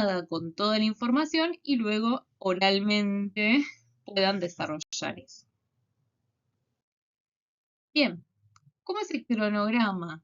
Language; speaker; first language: Spanish; native; Spanish